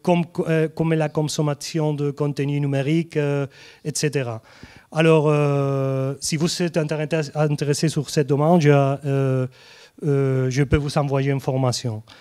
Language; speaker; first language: French; non-native, fluent; Spanish